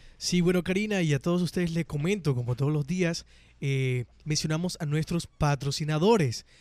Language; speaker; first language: Spanish; native; Spanish